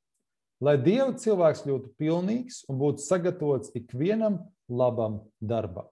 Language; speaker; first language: Latvian; native; Latvian